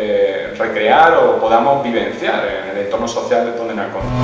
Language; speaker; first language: Spanish; native; Spanish